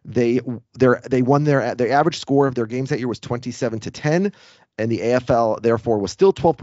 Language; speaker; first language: English; native; English